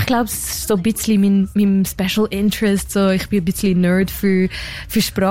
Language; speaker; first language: German; non-native, local second language; French